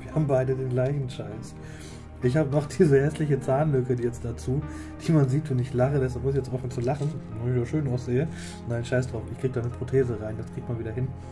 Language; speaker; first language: German; native; German